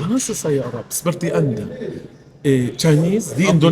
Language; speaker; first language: Indonesian; non-native, fluent; Arabic